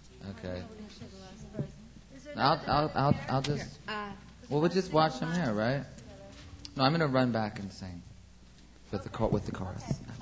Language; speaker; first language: English; early bilingual, other home language; French